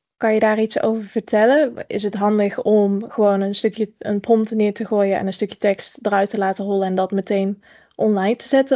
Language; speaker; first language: Dutch; native; Dutch